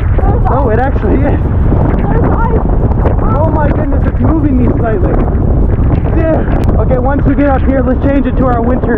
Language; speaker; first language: English; native; English